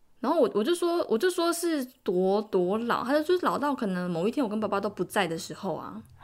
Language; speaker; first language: Chinese; native; Chinese